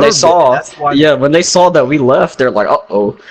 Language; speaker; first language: English; native; English